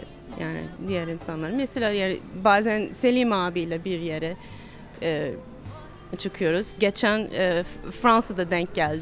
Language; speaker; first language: Turkish; non-native, fluent; English